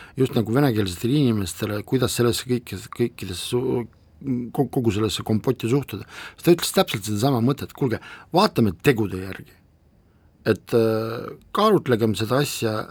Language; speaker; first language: Estonian; non-native, local second language; Russian